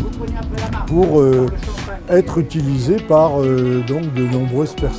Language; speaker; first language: French; native; French